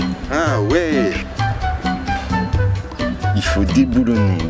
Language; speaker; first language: French; native; French